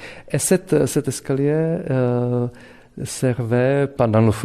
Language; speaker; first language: French; non-native, fluent; Czech